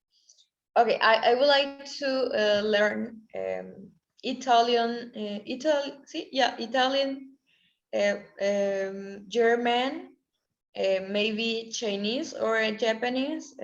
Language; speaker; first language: English; non-native, learner; Spanish